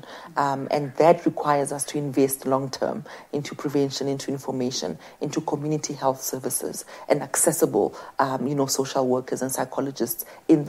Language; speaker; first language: English; non-native, local second language; Southern Sotho